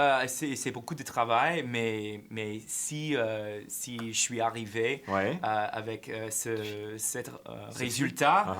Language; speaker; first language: French; non-native, fluent; English